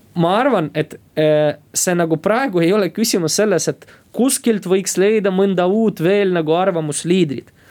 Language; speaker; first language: Estonian; non-native, local second language; Russian